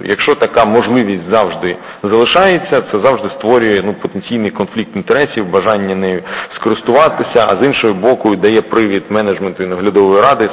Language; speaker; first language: Ukrainian; native; Ukrainian